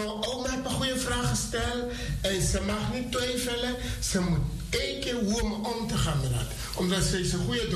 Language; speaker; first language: Dutch; non-native, learner; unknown